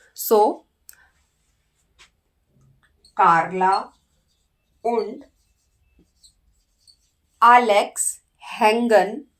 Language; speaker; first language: German; non-native, learner; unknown